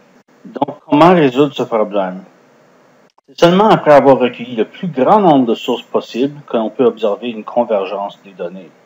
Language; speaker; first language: French; non-native, fluent; English